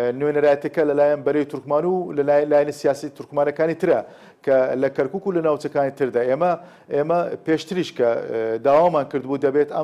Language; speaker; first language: Central Kurdish; non-native, local second language; Turkish